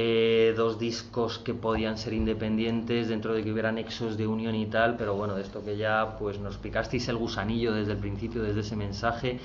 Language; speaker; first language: Spanish; native; Spanish